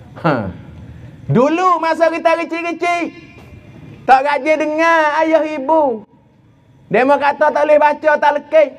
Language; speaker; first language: Malay; native; Malay